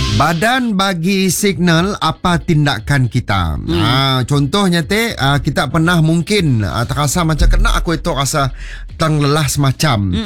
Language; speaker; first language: Malay; native; Malay